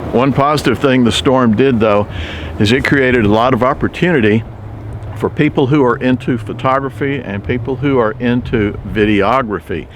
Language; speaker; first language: English; native; English